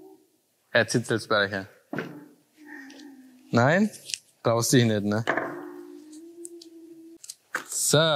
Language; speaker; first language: German; native; German